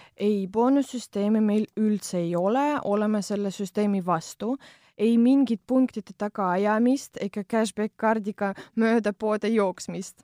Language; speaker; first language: Estonian; non-native, local second language; Russian